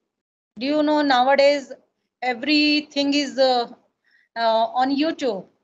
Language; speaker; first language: English; non-native, learner; Hindi